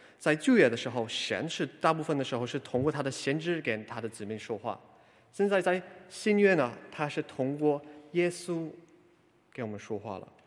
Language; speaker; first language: Chinese; non-native, fluent; English